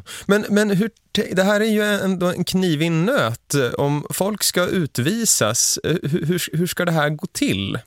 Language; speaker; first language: Swedish; native; Swedish